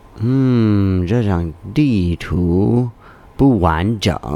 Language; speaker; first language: Chinese; non-native, learner; English